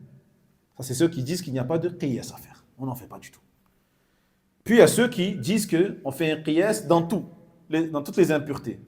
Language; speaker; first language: French; native; French